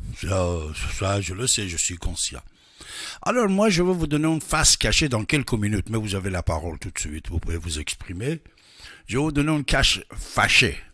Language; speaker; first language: French; non-native, fluent; Persian